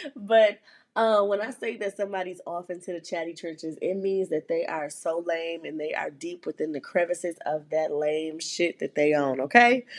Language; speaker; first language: English; native; English